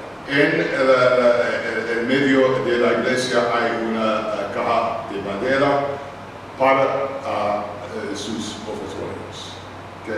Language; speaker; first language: Spanish; non-native, learner; English